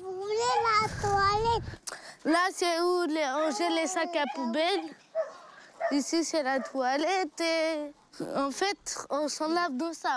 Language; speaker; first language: French; non-native, learner; Romanian